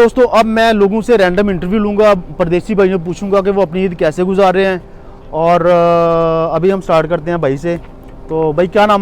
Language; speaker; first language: Hindi; non-native, local second language; Punjabi